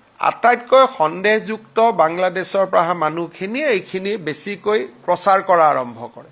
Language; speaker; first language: Assamese; non-native, local second language; Hindi